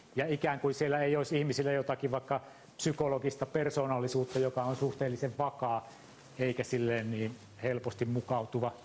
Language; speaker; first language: Finnish; native; Finnish